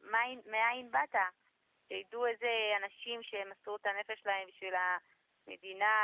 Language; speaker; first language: Hebrew; early bilingual, other home language; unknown